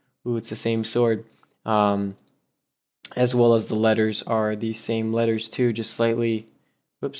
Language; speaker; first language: English; native; English